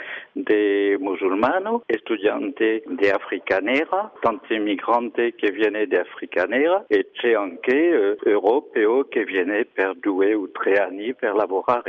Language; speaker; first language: Italian; non-native, learner; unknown